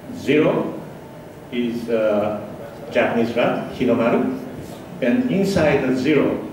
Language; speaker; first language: English; non-native, fluent; Japanese